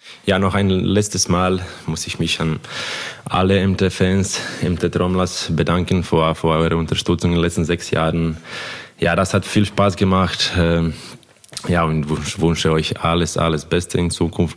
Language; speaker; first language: German; non-native, fluent; Croatian